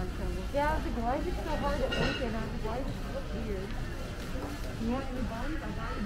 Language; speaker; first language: English; early bilingual, other home language; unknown